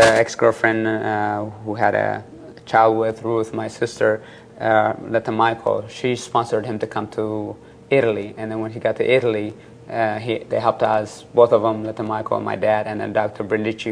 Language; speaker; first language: English; early bilingual, other home language; Tigrinya